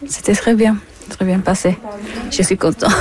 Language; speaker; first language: French; non-native, learner; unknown